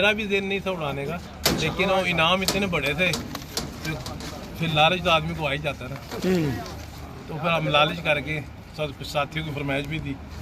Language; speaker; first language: Hindi; non-native, local second language; Punjabi